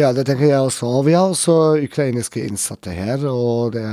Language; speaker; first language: Norwegian; non-native, learner; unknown